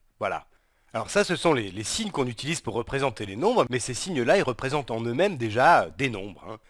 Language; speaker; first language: French; native; French